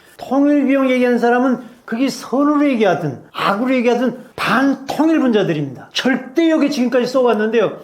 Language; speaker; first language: Korean; native; Korean